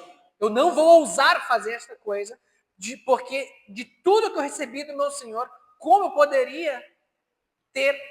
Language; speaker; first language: Portuguese; native; Portuguese